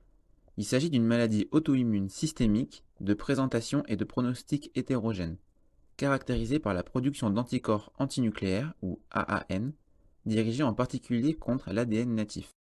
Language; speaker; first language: French; native; French